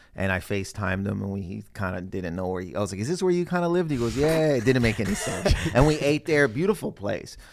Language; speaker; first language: English; native; English